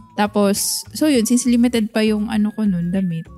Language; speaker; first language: Filipino; non-native, local second language; Bikol